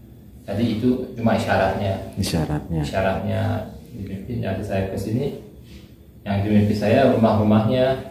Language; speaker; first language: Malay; non-native, learner; Turkish